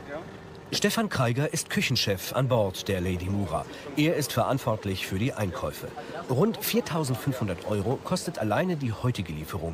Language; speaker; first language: German; native; German